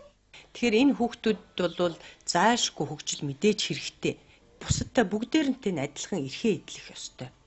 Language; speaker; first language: Mongolian; native; Mongolian